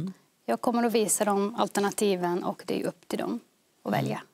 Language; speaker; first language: Swedish; early bilingual, other home language; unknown